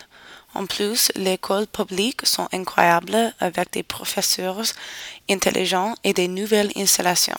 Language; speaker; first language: French; non-native, learner; English